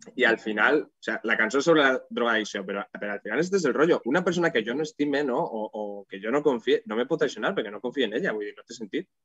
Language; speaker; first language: Spanish; non-native, local second language; Catalan